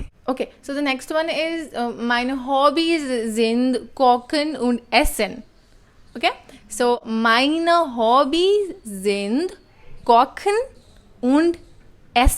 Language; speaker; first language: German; non-native, fluent; Hindi